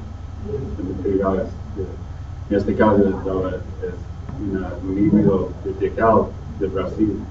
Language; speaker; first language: Spanish; non-native, fluent; English